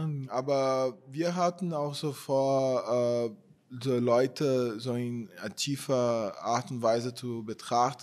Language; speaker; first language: German; non-native, fluent; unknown